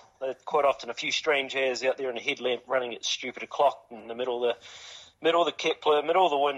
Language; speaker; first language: English; native; English